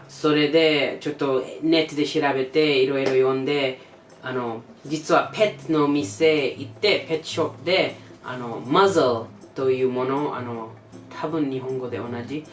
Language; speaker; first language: Japanese; non-native, learner; English